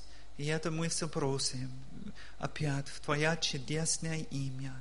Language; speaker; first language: Russian; non-native, learner; English